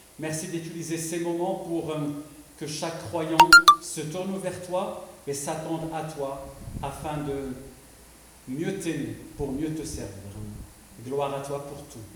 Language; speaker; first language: French; non-native, local second language; Arabic